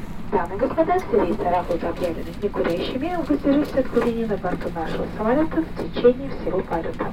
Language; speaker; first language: Russian; native; Russian